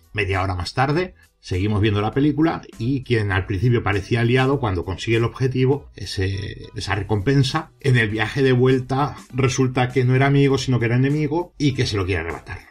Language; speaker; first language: Spanish; native; Spanish